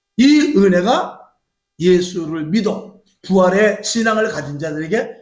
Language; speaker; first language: Korean; native; Korean